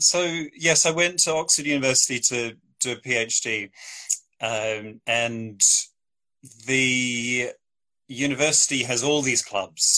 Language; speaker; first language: English; native; English